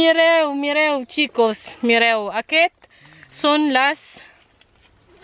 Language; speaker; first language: Catalan; non-native, learner; Filipino